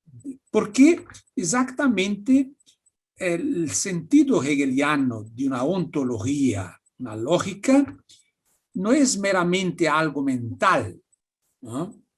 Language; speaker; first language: Spanish; non-native, fluent; Portuguese